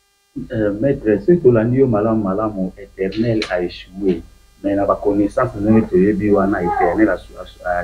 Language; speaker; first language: French; non-native, local second language; Lingala